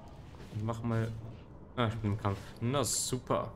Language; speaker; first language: German; native; German